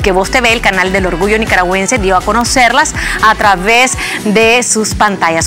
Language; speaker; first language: Spanish; native; Spanish